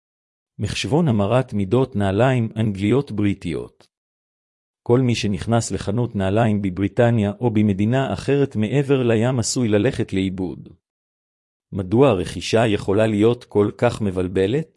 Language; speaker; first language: Hebrew; native; Hebrew